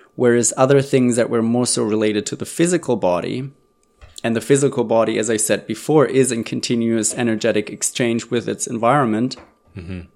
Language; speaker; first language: English; non-native, fluent; German